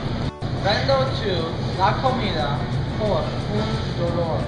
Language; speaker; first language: Spanish; non-native, learner; English